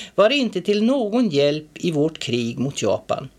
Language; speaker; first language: Swedish; native; Swedish